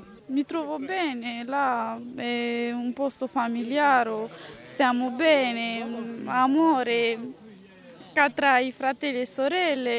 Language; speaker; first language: Italian; non-native, fluent; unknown